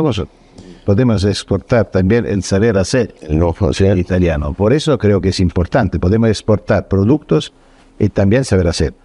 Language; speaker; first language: Spanish; non-native, fluent; Italian